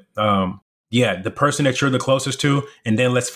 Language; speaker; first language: English; early bilingual, other home language; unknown